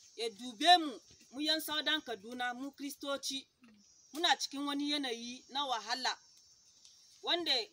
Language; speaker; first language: Hausa; non-native, local second language; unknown